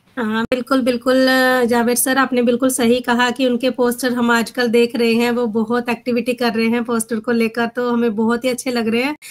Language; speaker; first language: Hindi; native; Hindi